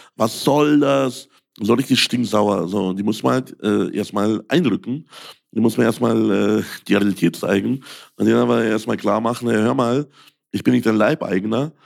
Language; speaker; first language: German; early bilingual, other home language; Russian